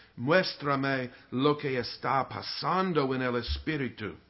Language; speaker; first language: Spanish; non-native, learner; English